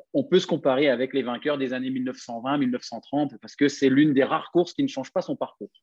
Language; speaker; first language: French; native; French